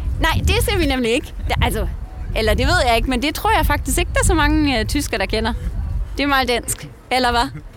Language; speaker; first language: Danish; non-native, fluent; German